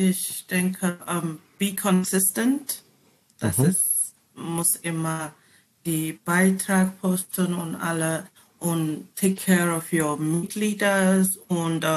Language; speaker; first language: German; non-native, learner; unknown